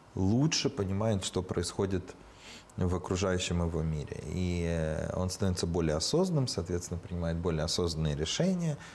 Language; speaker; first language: Russian; native; Russian